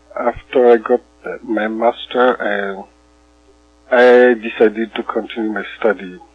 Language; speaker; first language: English; non-native, fluent; Malagasy